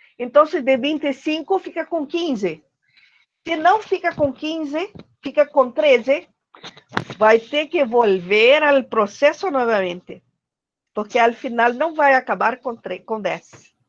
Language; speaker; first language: Portuguese; non-native, learner; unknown